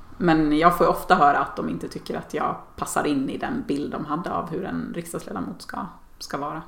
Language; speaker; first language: Swedish; native; Swedish